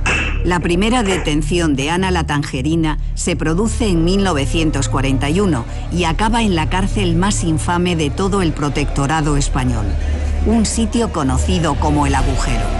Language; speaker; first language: Spanish; native; Spanish